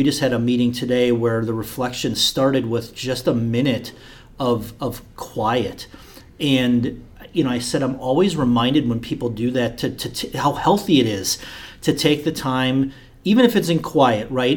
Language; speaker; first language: English; native; English